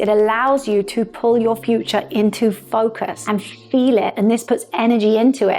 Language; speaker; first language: English; native; English